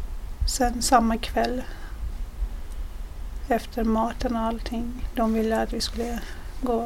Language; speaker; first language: Swedish; non-native, fluent; Persian